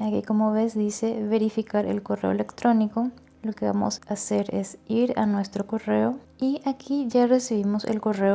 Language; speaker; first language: Spanish; native; Spanish